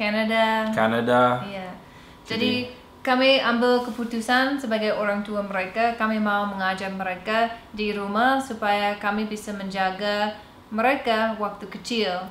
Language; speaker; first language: Indonesian; non-native, fluent; English